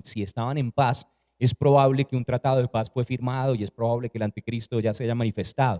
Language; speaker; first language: Spanish; native; Spanish